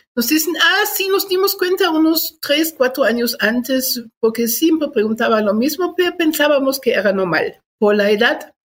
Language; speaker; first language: Spanish; non-native, fluent; German